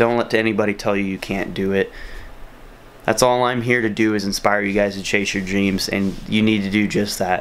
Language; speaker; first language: English; native; English